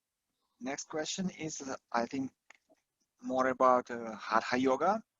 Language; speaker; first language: English; non-native, fluent; Russian